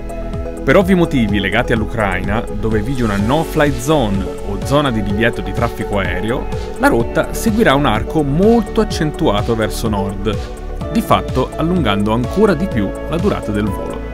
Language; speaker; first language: Italian; native; Italian